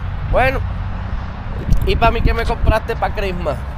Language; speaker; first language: Spanish; native; Spanish